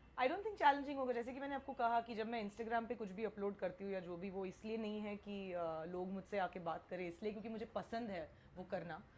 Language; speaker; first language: Hindi; non-native, local second language; Bangla